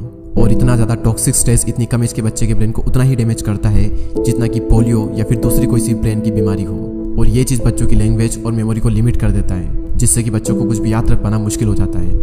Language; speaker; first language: Hindi; native; Hindi